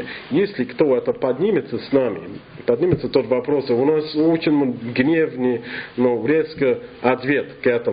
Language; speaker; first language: Russian; non-native, fluent; English